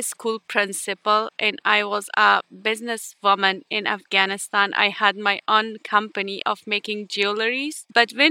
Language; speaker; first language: English; non-native, fluent; Ukrainian